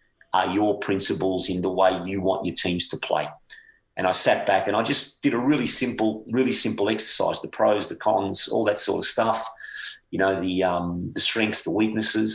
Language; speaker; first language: English; native; English